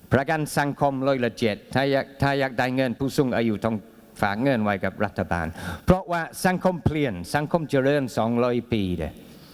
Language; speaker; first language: Thai; non-native, fluent; English